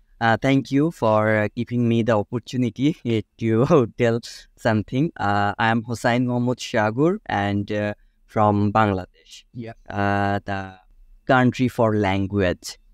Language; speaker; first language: English; non-native, local second language; Bangla